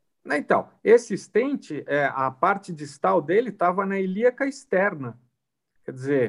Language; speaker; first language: Portuguese; native; Portuguese